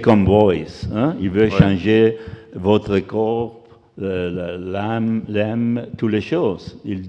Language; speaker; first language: French; non-native, fluent; Italian